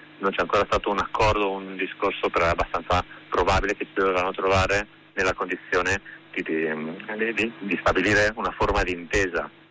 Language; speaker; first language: Italian; native; Italian